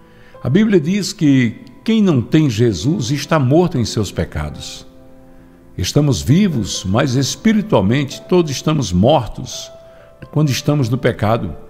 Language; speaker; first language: Portuguese; native; Portuguese